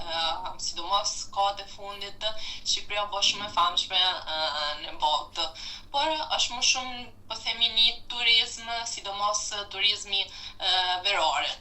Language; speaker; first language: Albanian; non-native, fluent; Italian